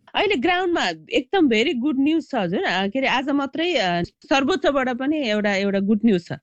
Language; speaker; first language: Nepali; native; Nepali